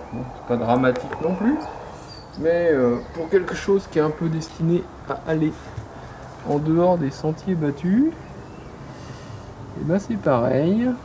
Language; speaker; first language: French; native; French